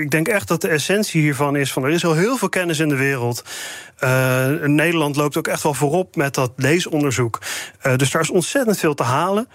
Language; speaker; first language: Dutch; native; Dutch